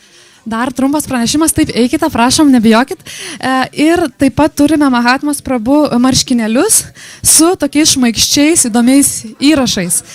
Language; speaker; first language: Lithuanian; native; Lithuanian